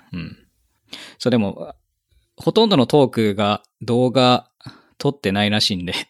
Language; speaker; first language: Japanese; native; Japanese